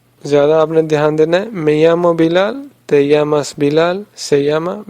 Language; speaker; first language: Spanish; non-native, fluent; Urdu